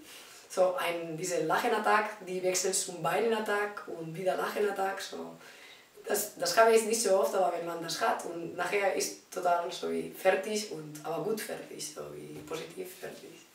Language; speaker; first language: German; non-native, learner; Spanish